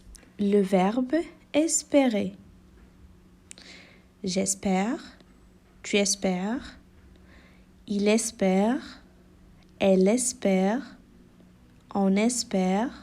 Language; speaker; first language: French; non-native, local second language; Arabic